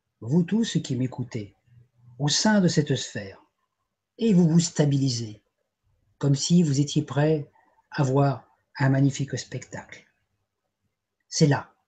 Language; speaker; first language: French; native; French